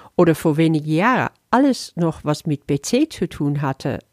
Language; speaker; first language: German; early bilingual, other home language; Dutch